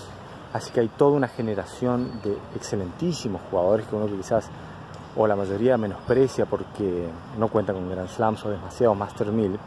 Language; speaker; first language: Spanish; native; Spanish